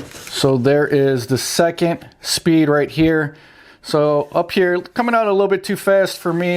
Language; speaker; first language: English; native; English